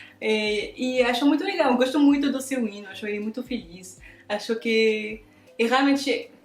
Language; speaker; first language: Portuguese; non-native, fluent; French